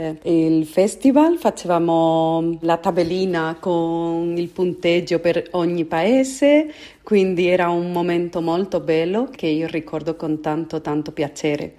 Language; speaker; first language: Italian; non-native, fluent; Spanish